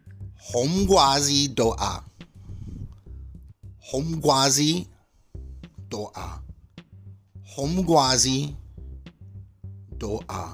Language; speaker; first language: Vietnamese; non-native, learner; English